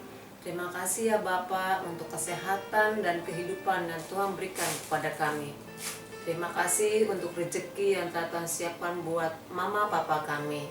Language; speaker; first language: Indonesian; native; Indonesian